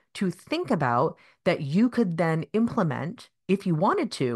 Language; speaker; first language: English; native; English